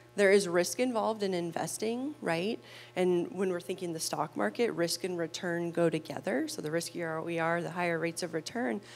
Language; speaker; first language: English; native; English